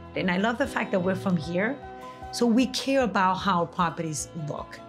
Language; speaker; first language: English; early bilingual, other home language; Spanish